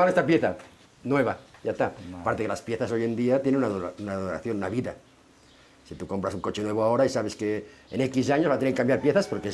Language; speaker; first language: Spanish; native; Spanish